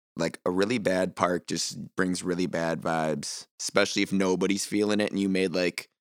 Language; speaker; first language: English; native; English